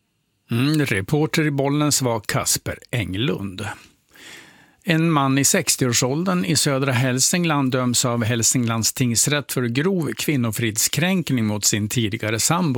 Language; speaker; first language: Swedish; native; Swedish